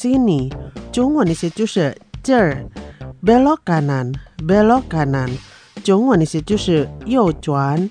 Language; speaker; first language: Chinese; non-native, fluent; Indonesian